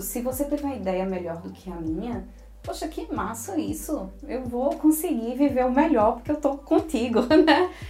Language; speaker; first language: Portuguese; native; Portuguese